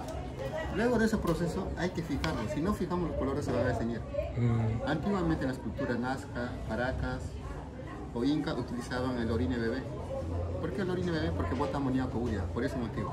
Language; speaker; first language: Spanish; native; Spanish